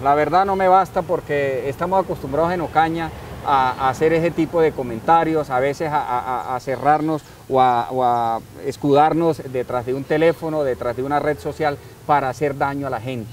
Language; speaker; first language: Spanish; native; Spanish